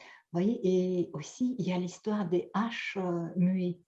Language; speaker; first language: French; non-native, fluent; Russian